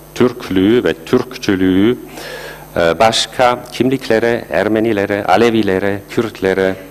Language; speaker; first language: Turkish; non-native, fluent; German